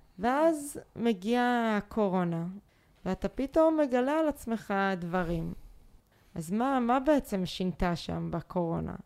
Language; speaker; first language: Hebrew; native; Hebrew